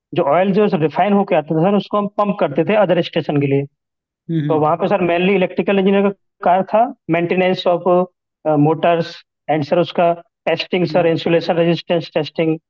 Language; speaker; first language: Hindi; native; Hindi